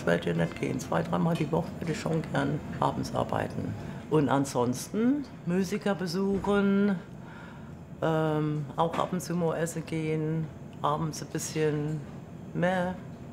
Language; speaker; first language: German; non-native, fluent; English